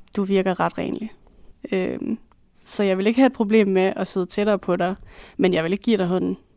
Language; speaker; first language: Danish; native; Danish